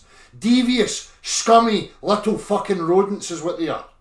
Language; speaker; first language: English; native; English